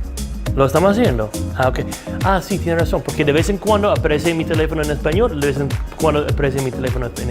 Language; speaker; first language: Spanish; non-native, fluent; English